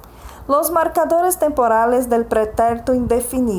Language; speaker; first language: Spanish; non-native, fluent; Portuguese